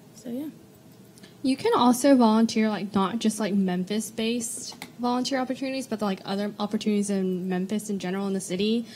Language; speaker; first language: English; native; English